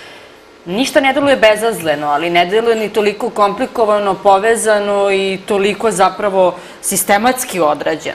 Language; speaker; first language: Serbian; native; Serbian